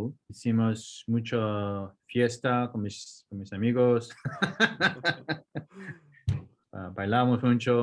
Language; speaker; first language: Spanish; non-native, fluent; Korean